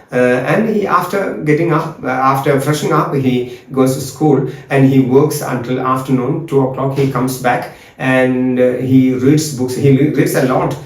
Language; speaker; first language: English; non-native, local second language; Malayalam